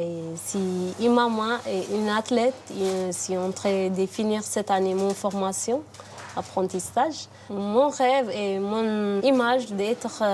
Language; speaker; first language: French; non-native, learner; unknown